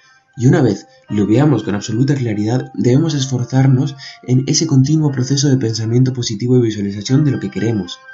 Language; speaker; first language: Spanish; native; Spanish